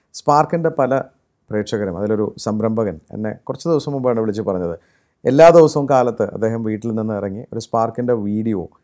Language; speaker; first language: Malayalam; native; Malayalam